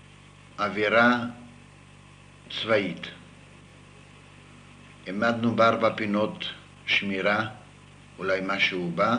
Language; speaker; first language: Hebrew; non-native, fluent; Yiddish